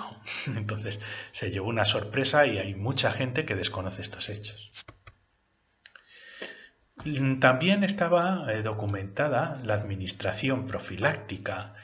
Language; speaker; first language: Spanish; native; Spanish